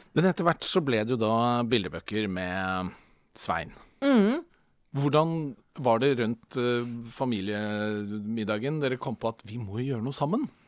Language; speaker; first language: Norwegian; native; Norwegian